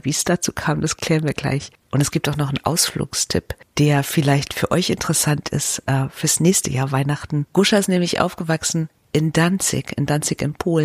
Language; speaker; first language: German; native; German